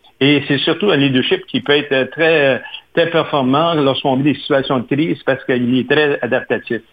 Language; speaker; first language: French; native; French